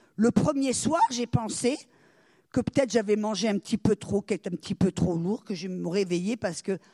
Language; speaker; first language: French; native; French